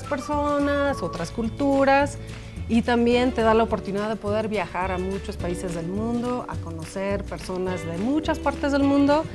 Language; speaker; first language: Spanish; non-native, fluent; English